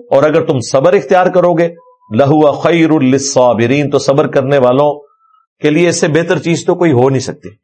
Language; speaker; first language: Urdu; non-native, local second language; Punjabi